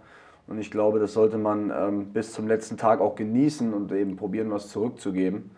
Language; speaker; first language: German; native; German